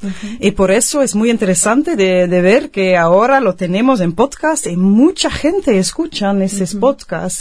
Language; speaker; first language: Spanish; non-native, fluent; Dutch